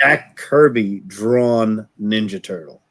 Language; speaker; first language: English; native; English